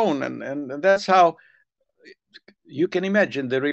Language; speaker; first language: English; non-native, fluent; Hungarian